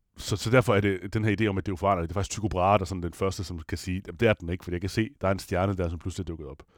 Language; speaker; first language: Danish; non-native, fluent; Italian